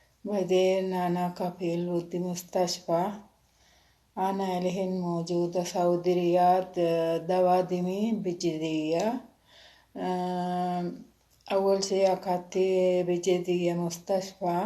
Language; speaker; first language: Arabic; non-native, learner; Sinhala